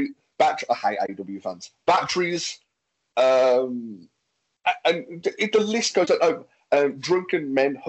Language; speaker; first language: English; native; English